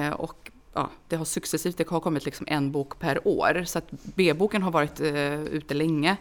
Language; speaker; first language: Swedish; native; Swedish